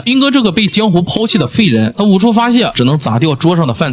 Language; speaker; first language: Chinese; native; Chinese